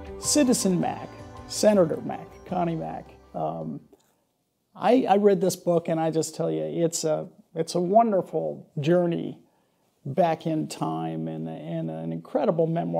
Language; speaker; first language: English; native; English